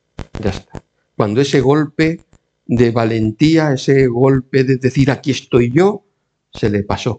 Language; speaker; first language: Spanish; native; Spanish